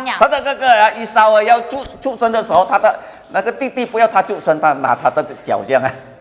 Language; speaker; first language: Chinese; early bilingual, heritage; Chinese